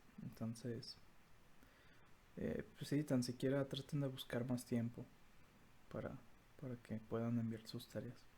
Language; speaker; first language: Spanish; native; Spanish